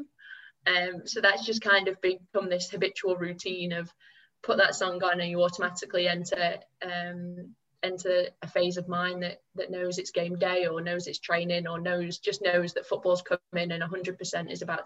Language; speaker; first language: English; native; English